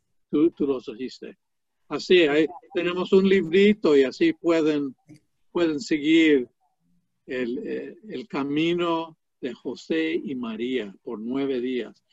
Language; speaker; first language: Spanish; non-native, fluent; English